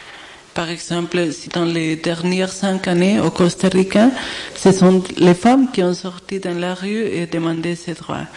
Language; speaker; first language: French; non-native, fluent; Spanish